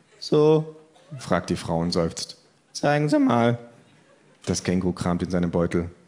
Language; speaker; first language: German; native; German